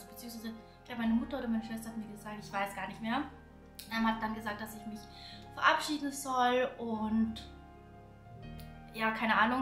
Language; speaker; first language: German; early bilingual, other home language; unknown